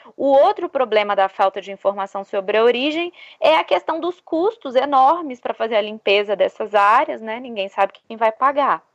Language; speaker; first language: Portuguese; native; Portuguese